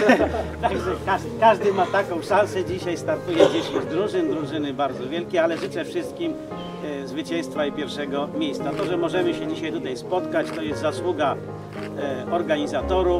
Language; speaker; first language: Polish; native; Polish